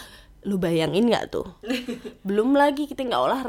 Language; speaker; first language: Indonesian; native; Indonesian